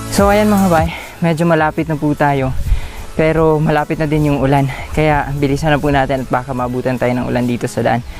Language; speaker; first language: Filipino; non-native, local second language; Cebuano